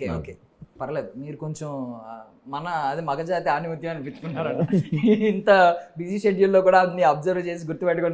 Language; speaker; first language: Telugu; native; Telugu